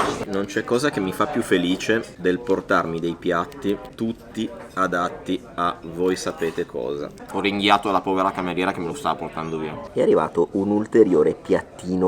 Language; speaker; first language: Italian; native; Italian